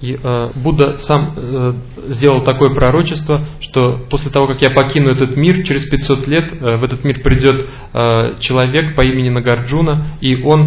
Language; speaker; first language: Russian; native; Russian